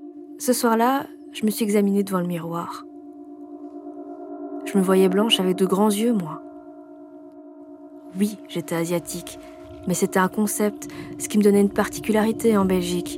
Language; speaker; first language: French; native; French